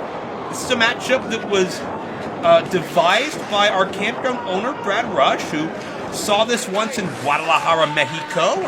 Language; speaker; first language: English; native; English